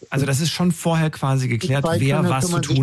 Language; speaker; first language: German; native; German